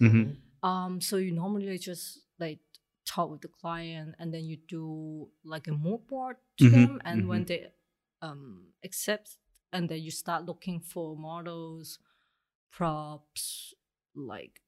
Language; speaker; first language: English; non-native, local second language; Cantonese